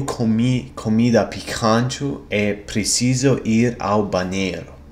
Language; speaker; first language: Portuguese; non-native, learner; English